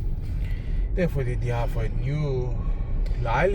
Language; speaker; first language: Danish; non-native, learner; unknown